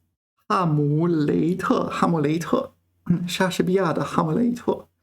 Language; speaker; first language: Chinese; non-native, learner; English